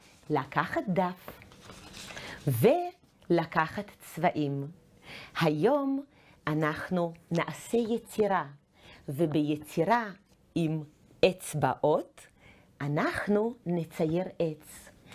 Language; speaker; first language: Hebrew; non-native, fluent; Russian